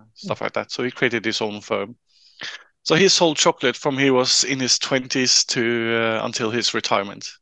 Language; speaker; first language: English; non-native, fluent; Norwegian